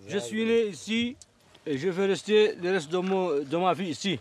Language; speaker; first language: French; non-native, local second language; Arabic